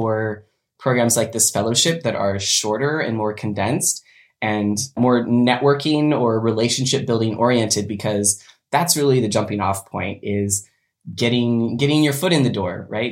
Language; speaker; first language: English; native; English